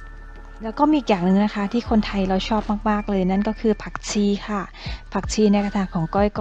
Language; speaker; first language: Thai; native; Thai